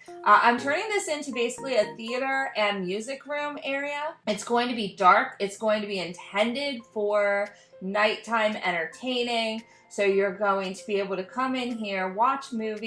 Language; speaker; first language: English; native; English